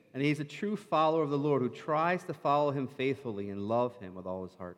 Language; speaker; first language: English; native; English